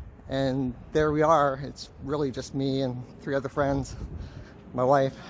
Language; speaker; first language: English; native; English